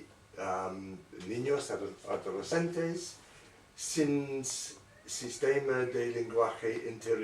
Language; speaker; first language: Spanish; non-native, learner; English